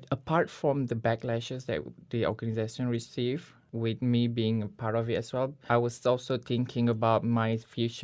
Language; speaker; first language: English; non-native, local second language; Malay